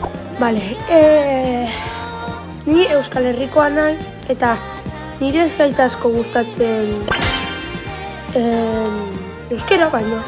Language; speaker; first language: Basque; non-native, local second language; Spanish